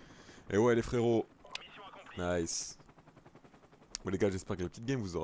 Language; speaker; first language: French; native; French